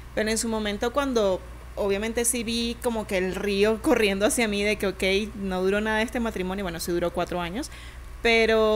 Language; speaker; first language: Spanish; native; Spanish